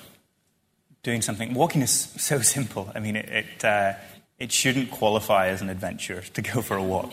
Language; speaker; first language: English; native; English